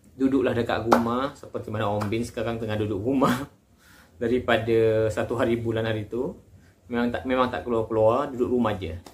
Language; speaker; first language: Malay; native; Malay